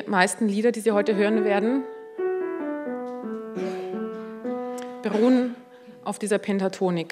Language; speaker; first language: German; non-native, fluent; Hungarian